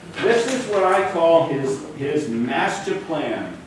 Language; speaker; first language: English; native; English